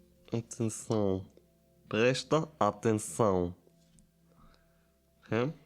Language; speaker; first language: Portuguese; non-native, learner; German